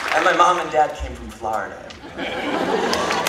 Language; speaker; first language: English; native; English